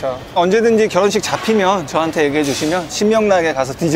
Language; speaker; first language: Korean; native; Korean